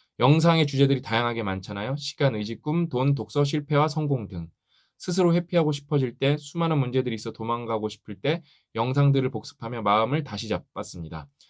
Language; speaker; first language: Korean; native; Korean